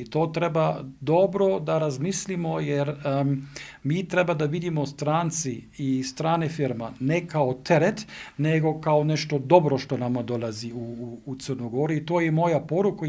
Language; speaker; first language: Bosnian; non-native, learner; German